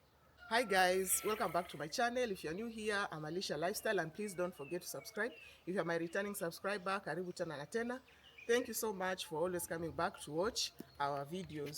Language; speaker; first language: English; non-native, local second language; Swahili